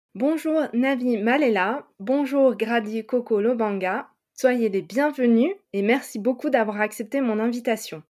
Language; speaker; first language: French; native; French